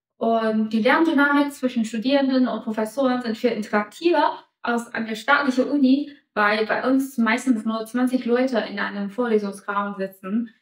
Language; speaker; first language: German; non-native, fluent; Chinese